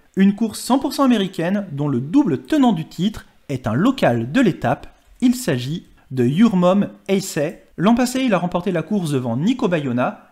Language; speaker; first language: French; native; French